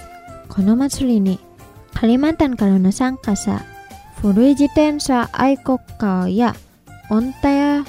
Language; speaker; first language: Japanese; non-native, fluent; Indonesian